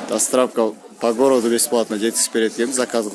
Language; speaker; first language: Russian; non-native, local second language; Kyrgyz